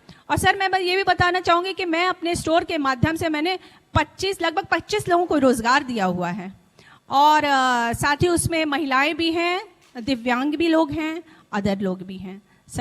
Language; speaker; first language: Hindi; native; Hindi